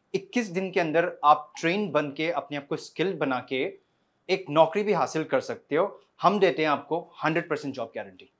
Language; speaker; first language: Hindi; non-native, local second language; Assamese